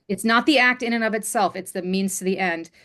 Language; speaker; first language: English; native; English